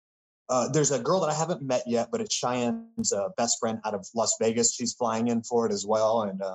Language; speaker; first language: English; native; English